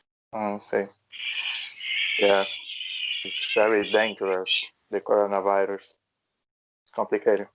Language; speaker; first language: English; non-native, learner; Portuguese